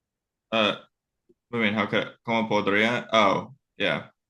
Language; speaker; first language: Spanish; non-native, learner; English